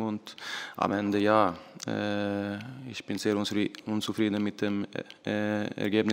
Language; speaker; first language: German; non-native, learner; Icelandic